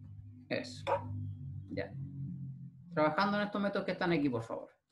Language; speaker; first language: Spanish; native; Spanish